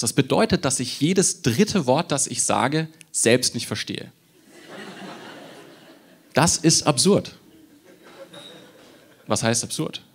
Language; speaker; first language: German; native; German